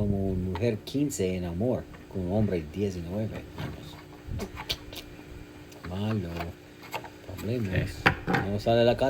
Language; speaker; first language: Spanish; non-native, learner; English